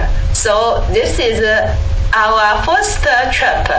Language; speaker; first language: English; non-native, learner; Chinese